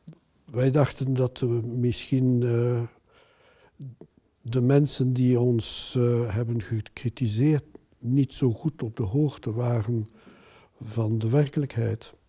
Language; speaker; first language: Dutch; non-native, local second language; French